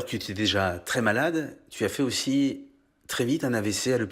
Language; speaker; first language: French; native; French